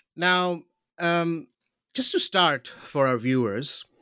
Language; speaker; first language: English; non-native, local second language; Urdu